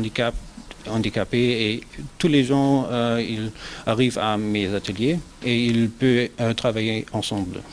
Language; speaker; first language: French; non-native, learner; German